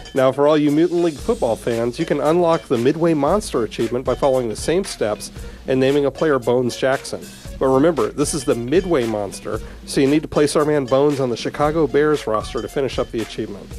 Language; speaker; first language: English; native; English